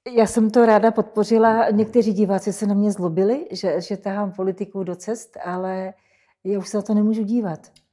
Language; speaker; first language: Czech; native; Czech